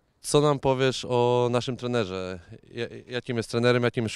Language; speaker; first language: Polish; native; Polish